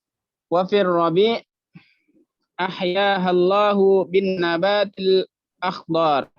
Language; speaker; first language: Arabic; non-native, learner; Indonesian